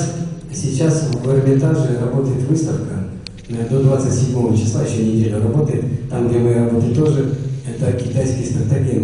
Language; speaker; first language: Russian; native; Russian